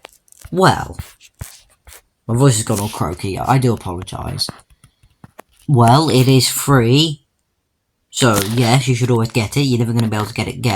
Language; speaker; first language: English; native; English